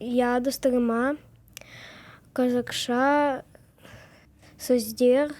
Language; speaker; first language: Kazakh; non-native, local second language; Russian